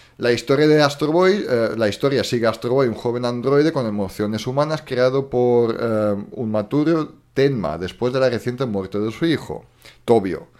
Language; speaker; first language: Spanish; early bilingual, other home language; German